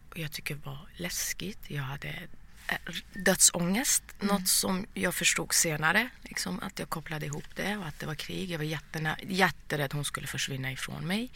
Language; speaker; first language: Swedish; early bilingual, other home language; Persian